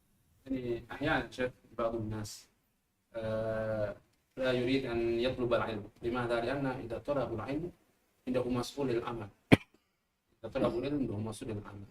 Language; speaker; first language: Arabic; non-native, learner; Indonesian